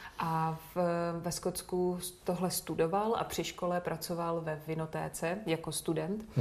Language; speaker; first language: Czech; native; Czech